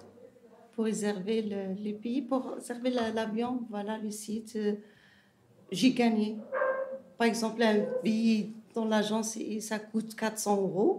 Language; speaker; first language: French; non-native, learner; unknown